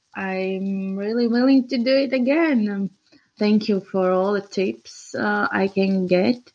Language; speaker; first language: English; non-native, fluent; Latvian